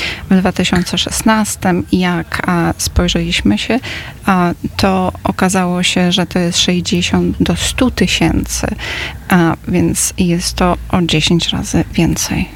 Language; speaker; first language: Polish; native; Polish